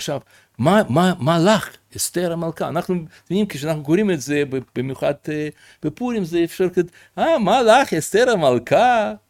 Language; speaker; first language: Hebrew; non-native, fluent; Russian